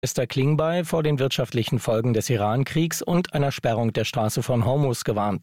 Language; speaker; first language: German; native; German